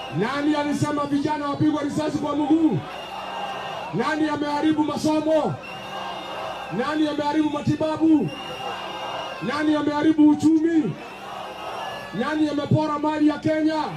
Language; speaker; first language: Swahili; non-native, local second language; Kikuyu